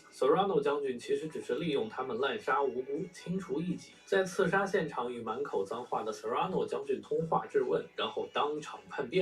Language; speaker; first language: Chinese; native; Chinese